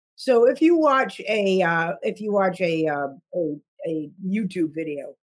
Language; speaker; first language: English; native; English